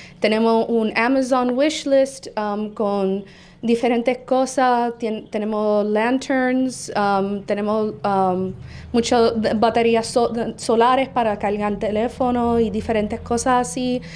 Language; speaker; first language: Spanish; early bilingual, heritage; Spanish